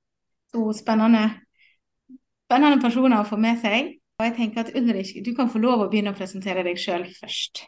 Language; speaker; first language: Norwegian; native; Norwegian